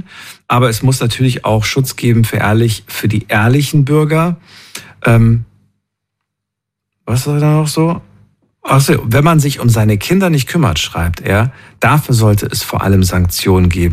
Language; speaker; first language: German; native; German